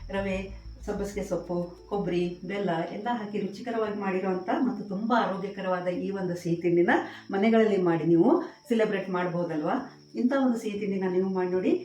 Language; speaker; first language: Kannada; non-native, local second language; Konkani